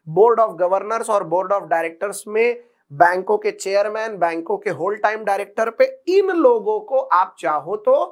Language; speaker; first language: Hindi; non-native, local second language; Marathi